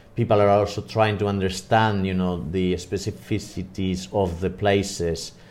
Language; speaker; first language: English; non-native, fluent; Spanish